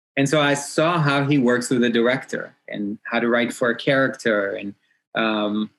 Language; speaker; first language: English; early bilingual, other home language; Hebrew